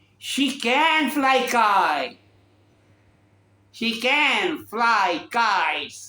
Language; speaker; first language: English; non-native, local second language; Urdu